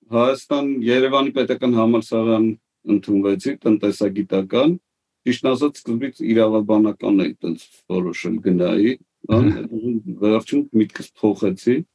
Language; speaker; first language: Armenian; native; Armenian